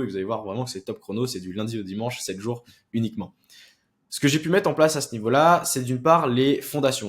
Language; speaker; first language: French; native; French